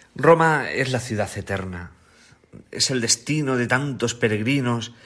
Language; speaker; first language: Spanish; native; Spanish